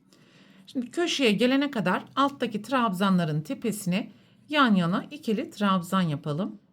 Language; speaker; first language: Turkish; native; Turkish